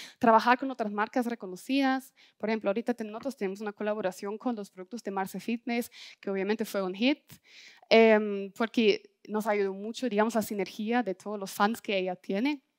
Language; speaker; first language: Spanish; non-native, fluent; German